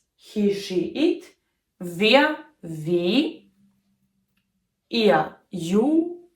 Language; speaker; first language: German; non-native, fluent; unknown